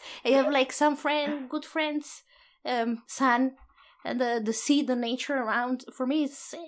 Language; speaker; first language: English; non-native, fluent; Italian